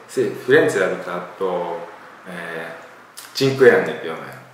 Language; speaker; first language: Italian; non-native, learner; Japanese